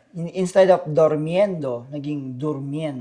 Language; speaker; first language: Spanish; non-native, learner; Filipino